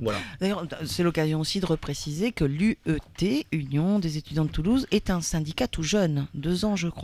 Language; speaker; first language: French; native; French